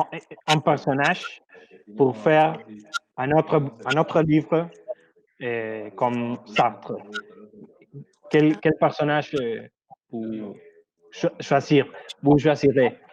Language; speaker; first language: French; non-native, learner; Spanish